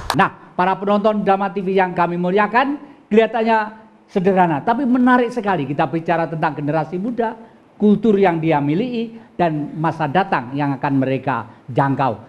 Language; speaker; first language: Indonesian; non-native, local second language; Javanese